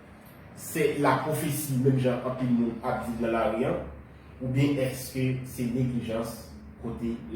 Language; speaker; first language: Haitian Creole; native; Haitian Creole